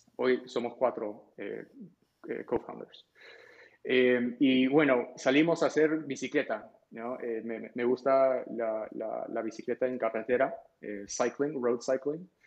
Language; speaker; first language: Spanish; early bilingual, heritage; Spanish